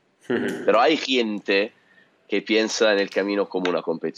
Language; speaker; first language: Spanish; non-native, learner; Italian